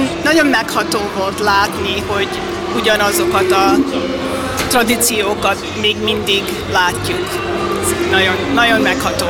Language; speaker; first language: Hungarian; early bilingual, heritage; Hungarian